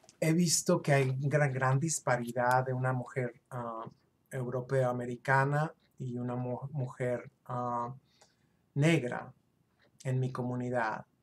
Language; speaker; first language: Spanish; early bilingual, other home language; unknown